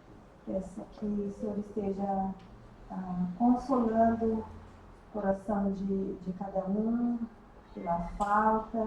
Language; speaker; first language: Portuguese; native; Portuguese